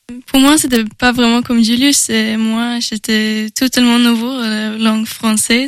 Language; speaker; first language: French; non-native, learner; Swedish